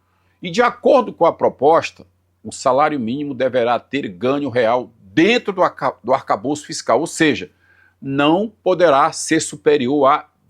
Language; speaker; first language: Portuguese; native; Portuguese